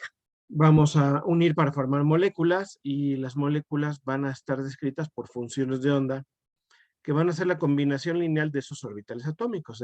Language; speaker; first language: Spanish; native; Spanish